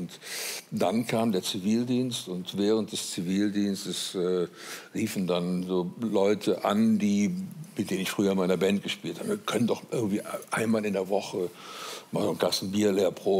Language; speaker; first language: German; native; German